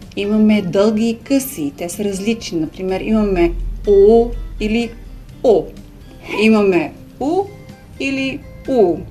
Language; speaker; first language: Bulgarian; early bilingual, heritage; Hungarian